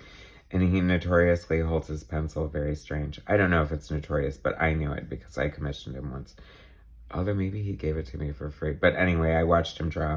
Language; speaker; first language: English; native; English